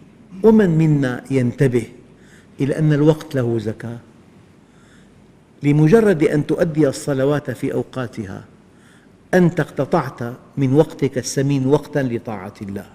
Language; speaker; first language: Arabic; native; Arabic